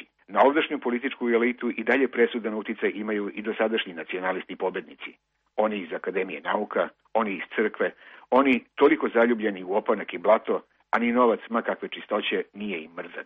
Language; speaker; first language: Croatian; native; Croatian